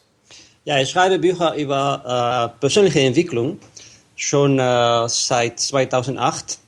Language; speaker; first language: German; non-native, fluent; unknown